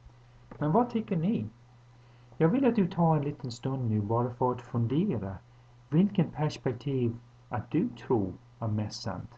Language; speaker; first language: Swedish; non-native, fluent; English